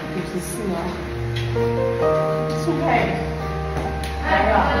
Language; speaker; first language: Chinese; native; Chinese